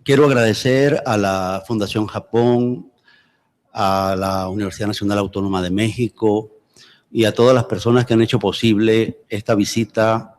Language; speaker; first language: Spanish; native; Spanish